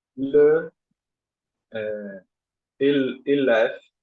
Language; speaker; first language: French; non-native, learner; Portuguese